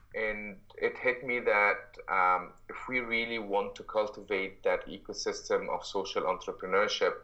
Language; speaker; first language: English; non-native, fluent; Arabic